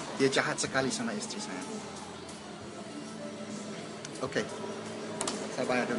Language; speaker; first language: Indonesian; non-native, learner; English